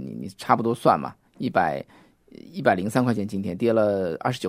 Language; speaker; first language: Chinese; native; Chinese